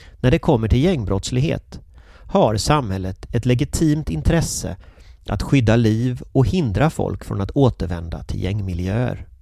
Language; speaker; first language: Swedish; native; Swedish